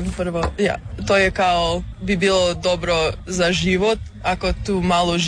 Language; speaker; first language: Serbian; early bilingual, heritage; English